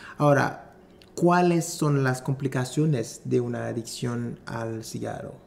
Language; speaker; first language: Spanish; non-native, fluent; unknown